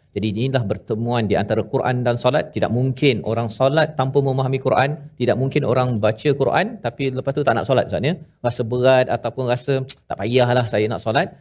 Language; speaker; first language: Malay; native; Malay